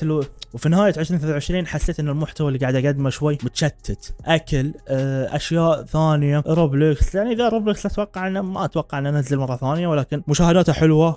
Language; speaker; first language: Arabic; native; Arabic